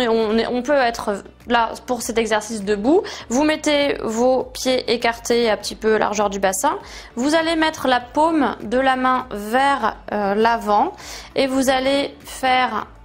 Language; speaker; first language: French; native; French